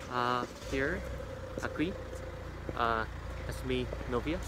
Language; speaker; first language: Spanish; non-native, learner; Korean